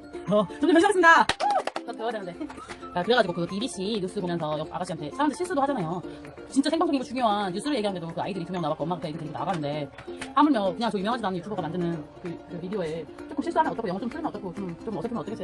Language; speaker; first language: Korean; native; Korean